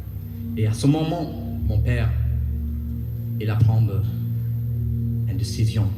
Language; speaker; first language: French; non-native, learner; English